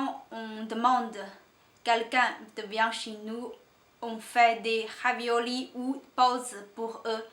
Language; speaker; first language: French; non-native, learner; Chinese